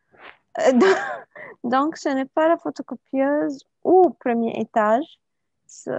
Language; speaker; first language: French; non-native, learner; Arabic